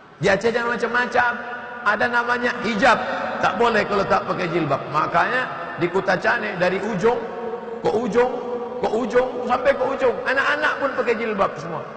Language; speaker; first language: Indonesian; native; Indonesian